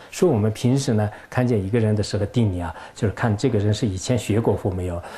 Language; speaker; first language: Chinese; non-native, local second language; Tibetan